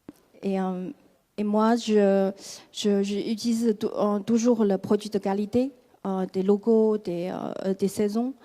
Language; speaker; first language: French; non-native, fluent; Chinese